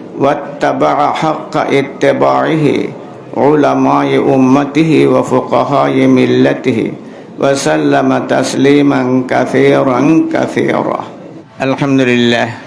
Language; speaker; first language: Arabic; non-native, fluent; Bangla